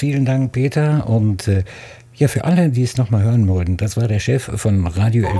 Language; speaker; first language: German; native; German